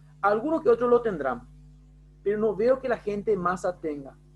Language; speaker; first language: Spanish; native; Spanish